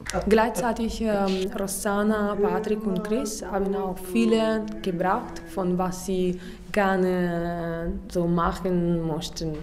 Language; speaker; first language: German; non-native, fluent; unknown